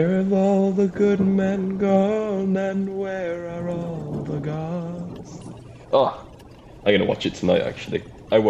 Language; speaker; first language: English; native; English